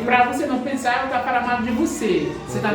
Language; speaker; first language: Portuguese; non-native, learner; Haitian Creole